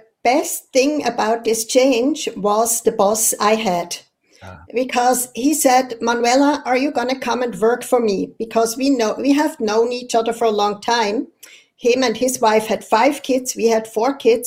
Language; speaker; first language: English; non-native, fluent; Swiss German